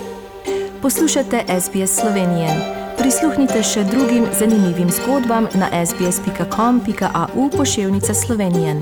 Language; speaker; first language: Slovenian; native; Slovenian